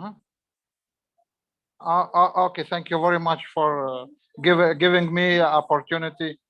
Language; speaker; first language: English; non-native, learner; Arabic